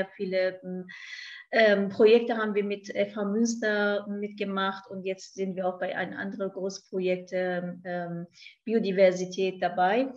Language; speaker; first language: German; non-native, fluent; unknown